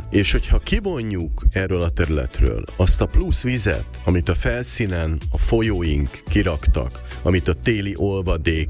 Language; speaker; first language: Hungarian; native; Hungarian